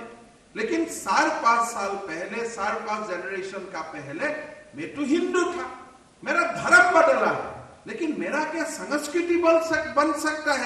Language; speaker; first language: Hindi; non-native, local second language; Assamese